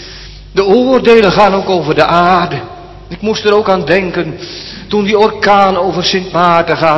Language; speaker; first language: Dutch; native; Dutch